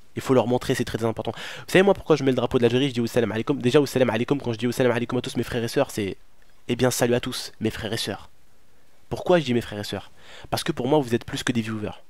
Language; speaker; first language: French; early bilingual, other home language; Arabic